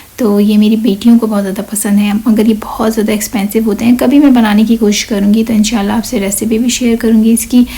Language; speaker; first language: Urdu; native; Urdu